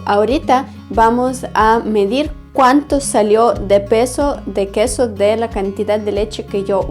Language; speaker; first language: Spanish; non-native, fluent; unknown